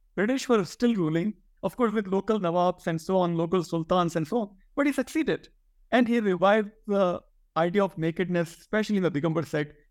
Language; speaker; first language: English; non-native, local second language; Hindi